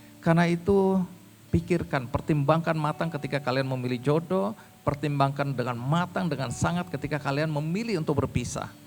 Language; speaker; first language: Indonesian; native; Indonesian